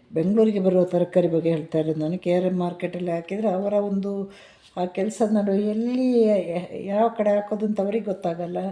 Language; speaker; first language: Kannada; non-native, local second language; Malayalam